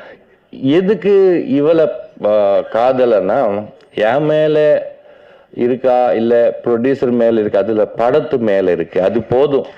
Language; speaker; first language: Tamil; non-native, learner; Telugu